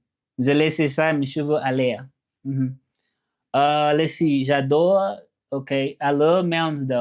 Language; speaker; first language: French; non-native, learner; English